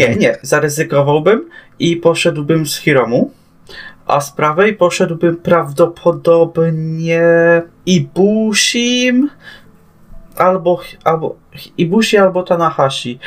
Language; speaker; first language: Polish; native; Polish